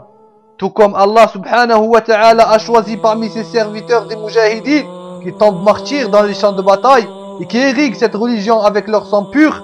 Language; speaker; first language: French; non-native, local second language; Arabic